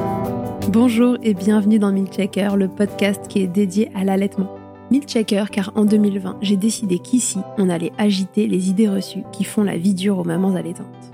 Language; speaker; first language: French; native; French